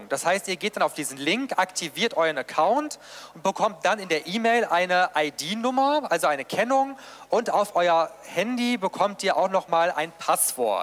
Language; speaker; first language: German; native; German